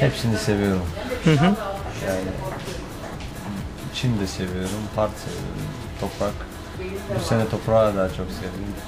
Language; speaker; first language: Turkish; non-native, fluent; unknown